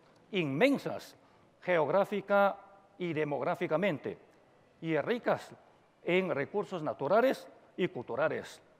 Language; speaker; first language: Spanish; non-native, fluent; Chinese